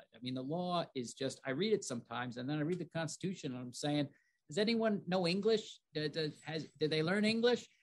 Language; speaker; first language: English; native; English